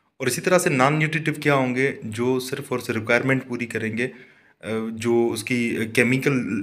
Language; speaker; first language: Urdu; non-native, local second language; Sindhi